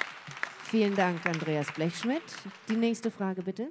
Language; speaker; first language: German; native; German